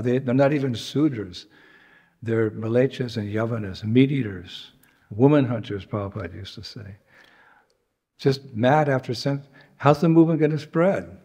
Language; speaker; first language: English; native; English